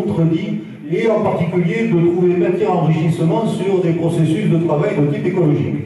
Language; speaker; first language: French; native; French